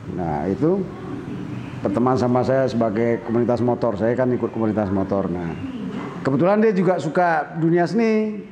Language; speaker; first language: Indonesian; non-native, local second language; Minangkabau